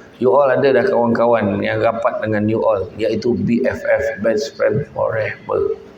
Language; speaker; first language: Malay; native; Malay